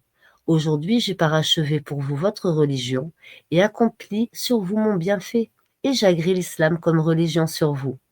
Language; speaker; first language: French; native; French